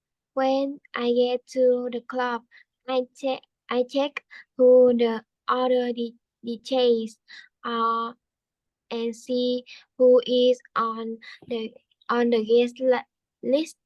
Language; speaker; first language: English; non-native, learner; Vietnamese